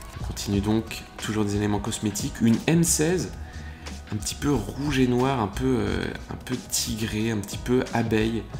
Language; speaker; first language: French; native; French